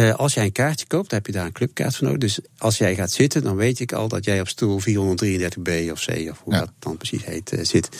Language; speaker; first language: Dutch; native; Dutch